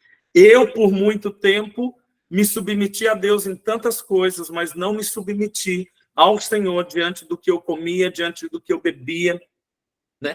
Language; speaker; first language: Portuguese; native; Portuguese